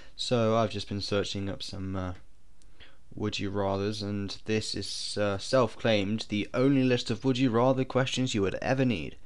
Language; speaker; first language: English; native; English